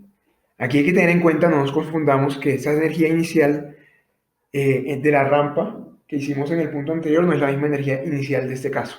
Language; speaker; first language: Spanish; native; Spanish